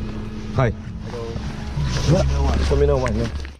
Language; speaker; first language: English; non-native, local second language; Chinese